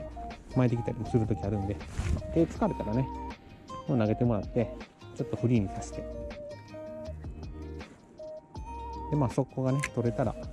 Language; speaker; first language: Japanese; native; Japanese